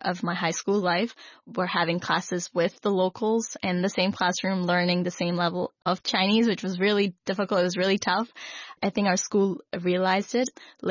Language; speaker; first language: English; non-native, local second language; Urdu